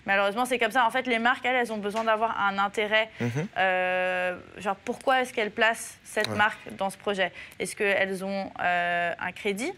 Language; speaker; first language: French; native; French